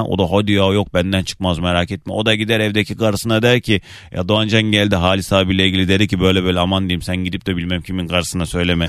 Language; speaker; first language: Turkish; native; Turkish